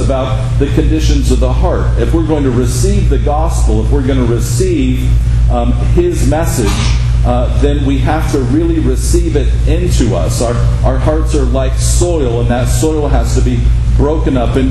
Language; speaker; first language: English; native; English